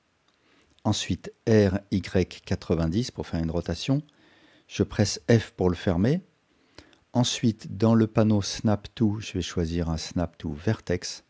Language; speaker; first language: French; native; French